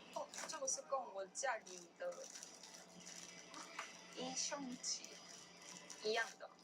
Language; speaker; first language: Chinese; non-native, learner; Korean